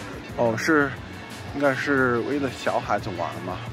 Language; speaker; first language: Chinese; non-native, learner; English